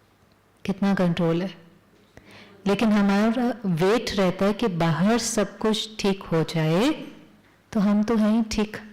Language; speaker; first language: Hindi; native; Hindi